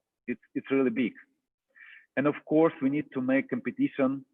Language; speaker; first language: English; non-native, fluent; Russian